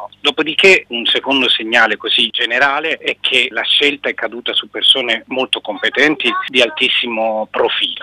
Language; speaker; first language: Italian; native; Italian